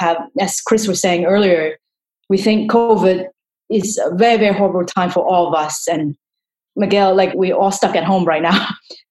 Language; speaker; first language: English; non-native, local second language; Cantonese